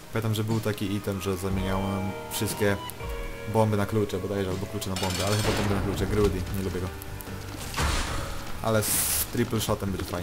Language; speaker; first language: Polish; native; Polish